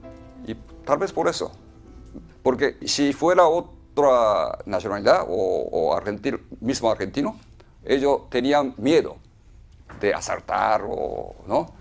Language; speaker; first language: Spanish; non-native, fluent; Japanese